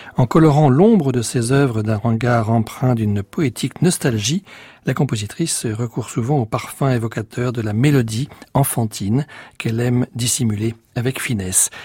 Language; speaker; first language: French; native; French